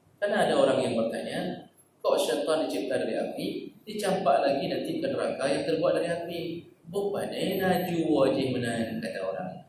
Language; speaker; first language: Malay; non-native, local second language; Achinese